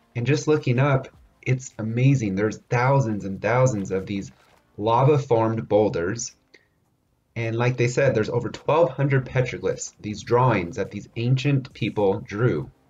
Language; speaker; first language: English; native; English